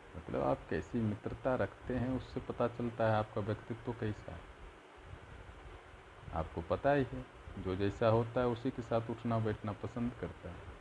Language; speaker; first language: Hindi; native; Hindi